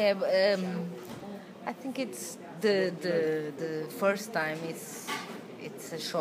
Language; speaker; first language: English; non-native, learner; Portuguese